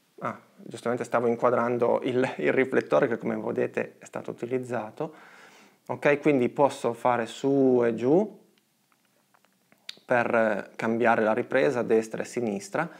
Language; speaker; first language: Italian; native; Italian